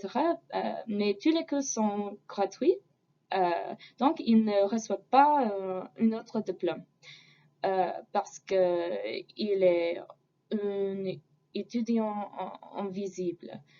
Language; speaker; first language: French; non-native, fluent; English